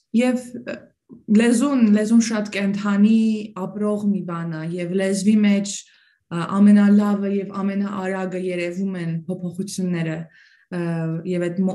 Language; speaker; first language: Armenian; native; Armenian